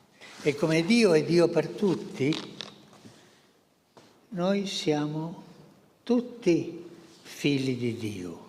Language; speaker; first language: Italian; early bilingual, heritage; Spanish